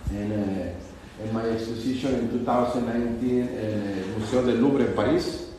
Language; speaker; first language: English; non-native, learner; Spanish